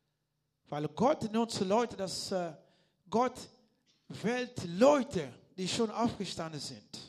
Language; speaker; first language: German; non-native, learner; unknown